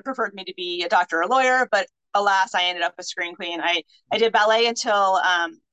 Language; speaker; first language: English; native; English